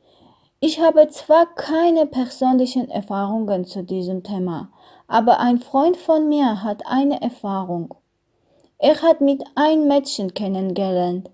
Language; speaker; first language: German; non-native, learner; Armenian